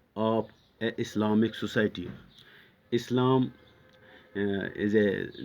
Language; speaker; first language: English; non-native, local second language; Urdu